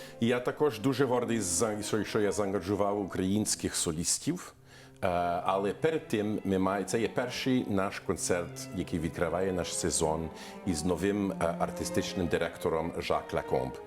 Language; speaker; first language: Ukrainian; early bilingual, heritage; Ukrainian